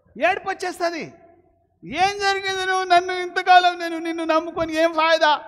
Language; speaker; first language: Telugu; non-native, local second language; Lambadi